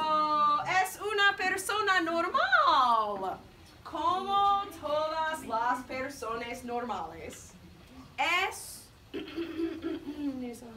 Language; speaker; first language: Spanish; non-native, fluent; English